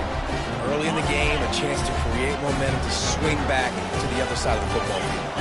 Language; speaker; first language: English; native; English